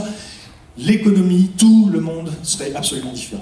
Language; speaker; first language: French; native; French